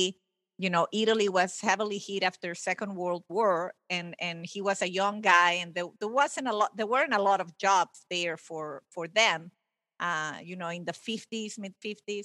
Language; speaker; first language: English; non-native, fluent; Italian